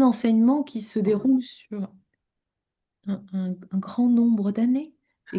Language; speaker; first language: French; native; French